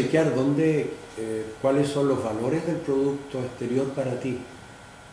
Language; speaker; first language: Spanish; native; Spanish